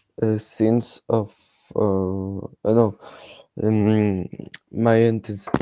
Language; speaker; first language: English; non-native, learner; French